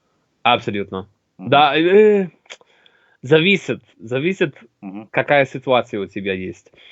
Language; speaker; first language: Russian; non-native, learner; English